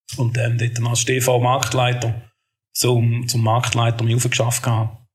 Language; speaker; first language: German; native; German